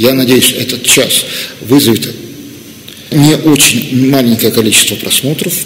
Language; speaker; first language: Russian; native; Russian